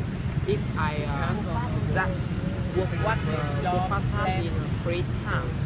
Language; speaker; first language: English; non-native, learner; Vietnamese